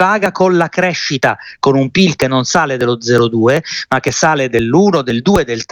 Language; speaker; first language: Italian; native; Italian